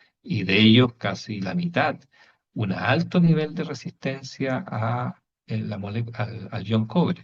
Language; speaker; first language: Spanish; native; Spanish